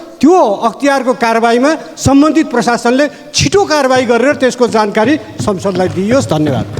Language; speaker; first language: Nepali; native; Nepali